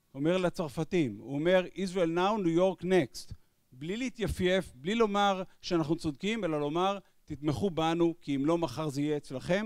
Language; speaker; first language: Hebrew; native; Hebrew